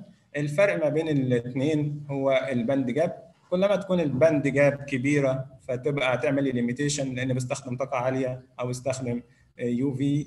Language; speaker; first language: Arabic; native; Arabic